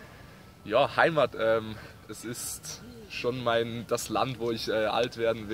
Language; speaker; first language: German; native; German